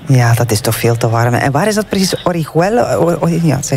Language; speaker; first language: Dutch; native; Dutch